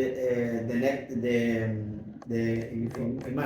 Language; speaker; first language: English; non-native, learner; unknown